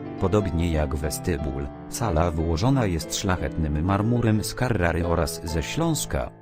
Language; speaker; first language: Polish; native; Polish